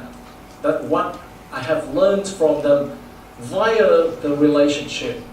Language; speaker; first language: English; non-native, fluent; Vietnamese